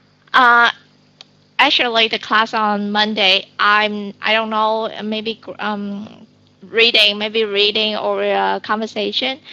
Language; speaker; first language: English; non-native, learner; Vietnamese